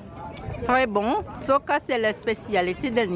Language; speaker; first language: French; non-native, learner; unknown